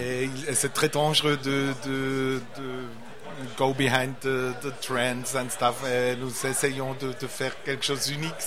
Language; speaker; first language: French; non-native, learner; Portuguese